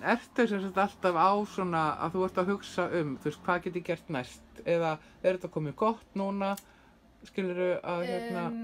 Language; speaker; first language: Icelandic; native; Icelandic